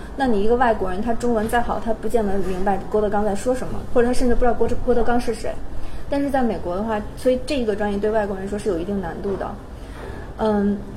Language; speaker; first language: Chinese; native; Chinese